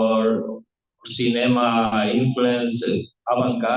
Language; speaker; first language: English; non-native, learner; Spanish